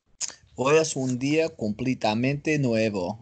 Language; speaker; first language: Spanish; non-native, learner; English